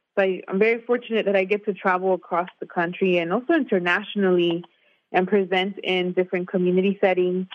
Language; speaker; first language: English; native; English